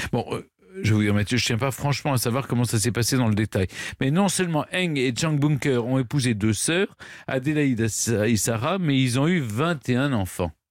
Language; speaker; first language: French; native; French